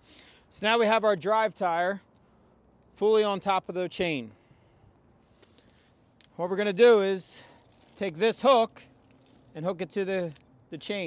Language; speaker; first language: English; native; English